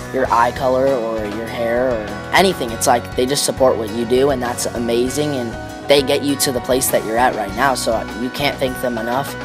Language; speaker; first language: English; native; English